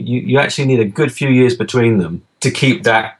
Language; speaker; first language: English; native; English